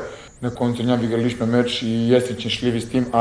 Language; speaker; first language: Polish; non-native, fluent; Serbian